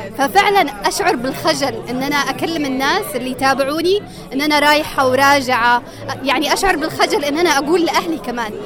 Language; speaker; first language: Arabic; native; Arabic